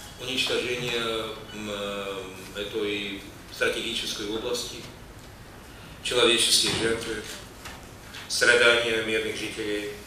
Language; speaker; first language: Russian; non-native, fluent; Czech